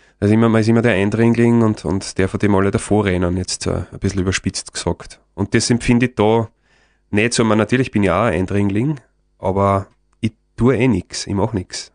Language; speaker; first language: German; native; German